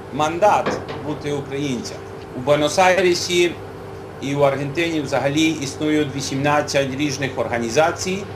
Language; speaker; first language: Ukrainian; early bilingual, heritage; Ukrainian